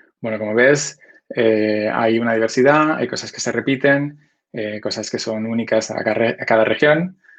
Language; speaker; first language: Spanish; native; Spanish